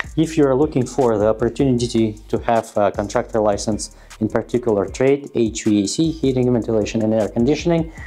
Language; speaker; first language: English; non-native, fluent; Russian